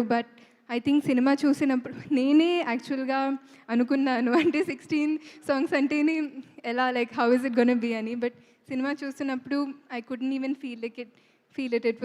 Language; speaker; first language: Telugu; non-native, fluent; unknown